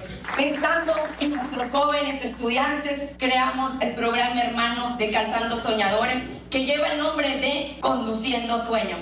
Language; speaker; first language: Spanish; native; Spanish